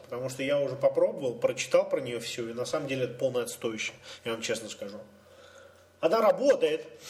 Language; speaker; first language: Russian; native; Russian